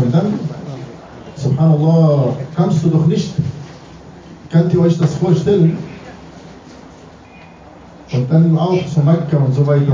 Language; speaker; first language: German; non-native, fluent; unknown